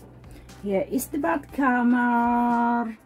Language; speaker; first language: English; non-native, learner; Indonesian